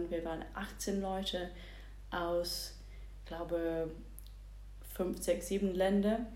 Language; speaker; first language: German; non-native, fluent; English